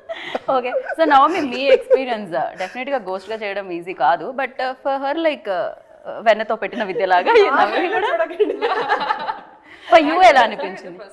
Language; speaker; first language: Telugu; native; Telugu